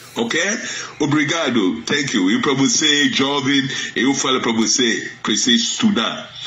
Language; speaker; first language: Portuguese; non-native, fluent; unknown